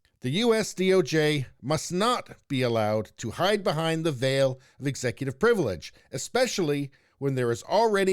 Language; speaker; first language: English; native; English